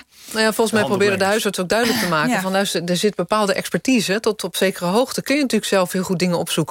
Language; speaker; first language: Dutch; native; Dutch